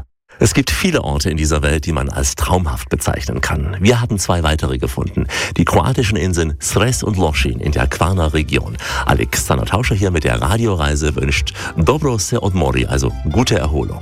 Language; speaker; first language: German; native; German